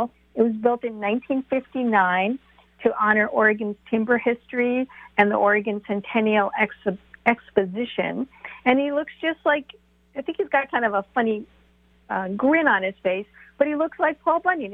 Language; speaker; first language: English; native; English